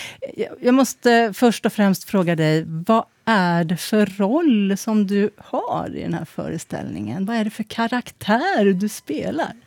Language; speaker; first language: Swedish; native; Swedish